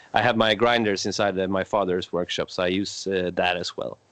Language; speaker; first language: English; non-native, fluent; Swedish